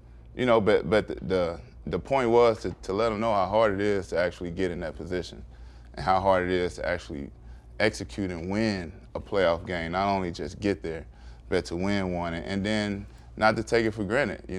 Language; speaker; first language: English; native; English